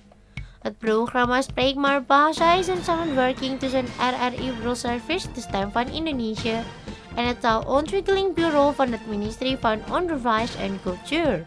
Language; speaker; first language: Dutch; non-native, learner; Indonesian